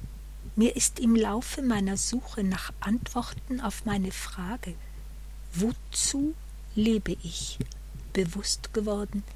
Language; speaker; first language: German; native; German